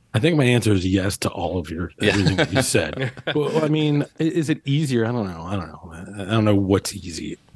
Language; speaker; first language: English; native; English